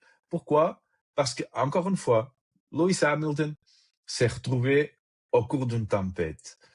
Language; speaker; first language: French; native; French